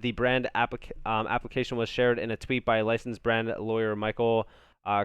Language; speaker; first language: English; native; English